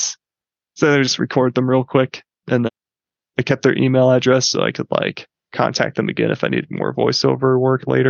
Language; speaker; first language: English; native; English